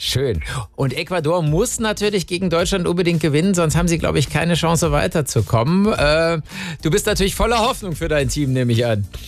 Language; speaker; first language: German; native; German